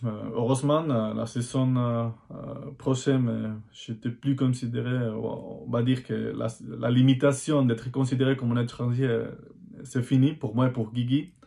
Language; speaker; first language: French; non-native, fluent; Spanish